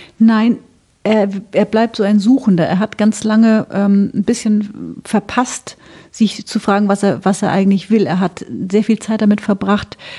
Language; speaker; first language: German; native; German